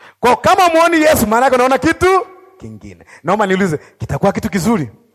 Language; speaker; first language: Swahili; native; Swahili